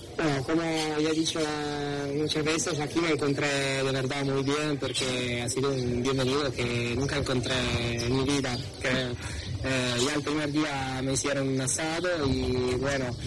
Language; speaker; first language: Spanish; non-native, fluent; Italian